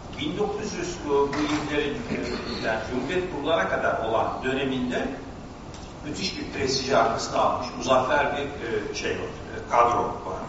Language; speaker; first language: Turkish; native; Turkish